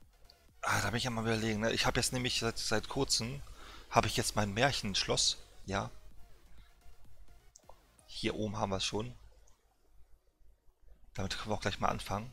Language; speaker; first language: German; native; German